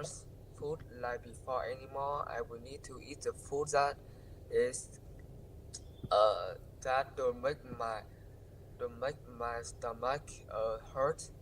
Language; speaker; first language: English; non-native, learner; Vietnamese